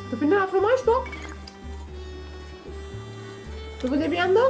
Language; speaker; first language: French; non-native, learner; Romanian